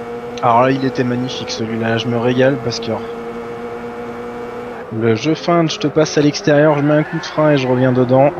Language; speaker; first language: French; native; French